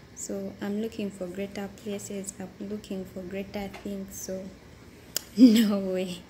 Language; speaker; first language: English; non-native, local second language; Ganda